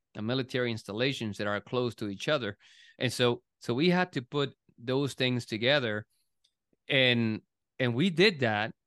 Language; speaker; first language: English; non-native, fluent; Spanish